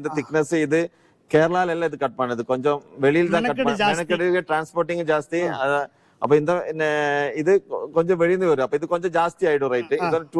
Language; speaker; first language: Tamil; non-native, learner; Malayalam